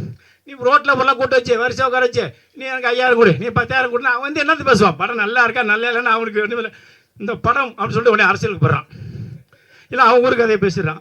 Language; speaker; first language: Tamil; native; Tamil